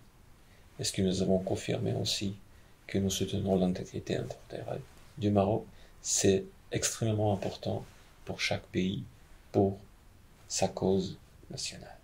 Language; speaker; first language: French; non-native, fluent; Ukrainian